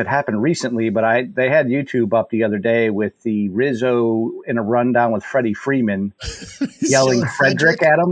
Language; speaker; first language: English; native; English